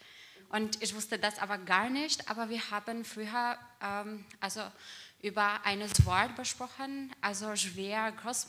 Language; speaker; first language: German; non-native, learner; Albanian